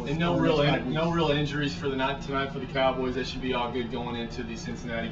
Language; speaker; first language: English; native; English